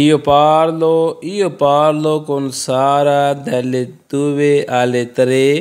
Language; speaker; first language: Italian; non-native, fluent; Punjabi